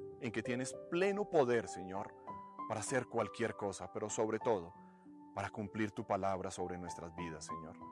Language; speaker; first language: Spanish; native; Spanish